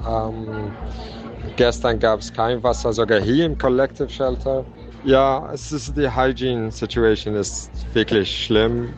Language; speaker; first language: German; non-native, fluent; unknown